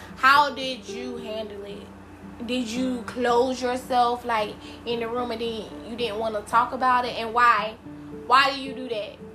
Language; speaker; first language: English; native; English